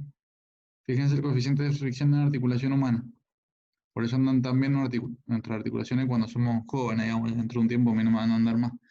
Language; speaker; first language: Spanish; native; Spanish